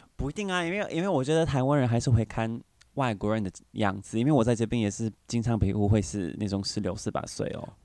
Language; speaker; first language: Chinese; non-native, fluent; English